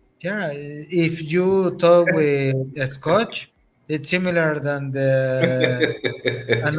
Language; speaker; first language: English; non-native, learner; Spanish